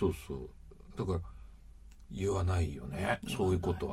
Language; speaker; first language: Japanese; native; Japanese